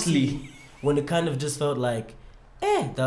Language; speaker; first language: English; non-native, local second language; Ganda